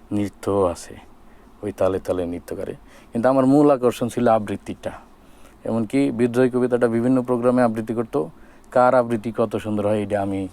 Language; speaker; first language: Bangla; native; Bangla